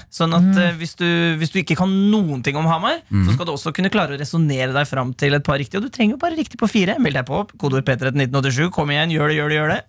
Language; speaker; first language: Norwegian; native; Norwegian